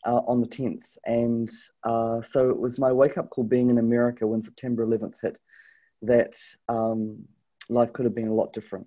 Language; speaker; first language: English; native; English